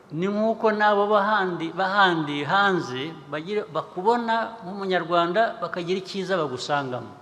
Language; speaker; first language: Kinyarwanda; early bilingual, heritage; Kinyarwanda